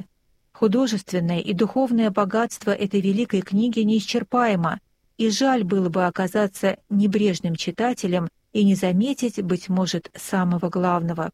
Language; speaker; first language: Russian; native; Russian